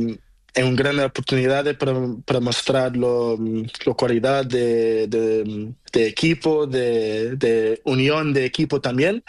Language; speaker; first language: Spanish; non-native, learner; Portuguese